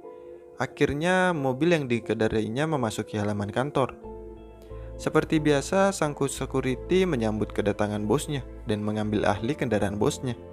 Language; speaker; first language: Indonesian; native; Indonesian